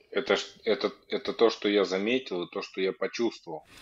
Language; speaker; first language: Russian; native; Russian